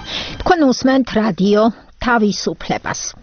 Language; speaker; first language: Georgian; native; Georgian